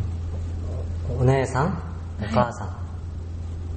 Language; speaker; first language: Japanese; non-native, learner; Korean